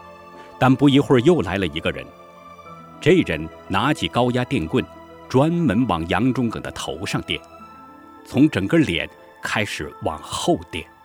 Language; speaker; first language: Chinese; native; Chinese